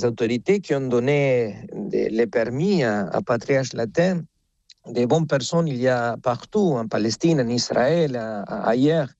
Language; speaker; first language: French; non-native, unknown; Spanish